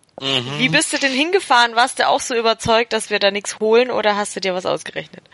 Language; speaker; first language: German; native; German